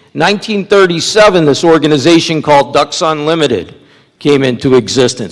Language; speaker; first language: English; native; English